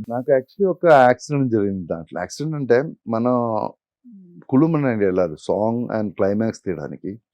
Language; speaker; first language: Telugu; non-native, learner; Malayalam